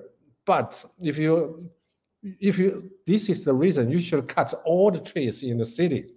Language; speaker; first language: English; non-native, learner; Chinese